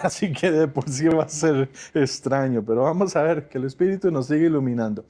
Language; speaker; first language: Spanish; native; Spanish